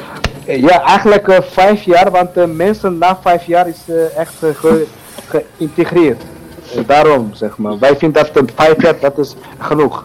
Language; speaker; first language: Dutch; non-native, learner; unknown